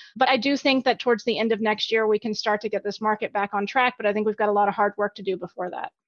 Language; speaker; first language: English; native; English